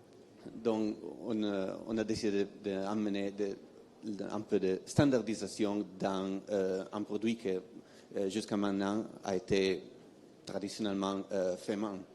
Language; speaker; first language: French; non-native, fluent; Italian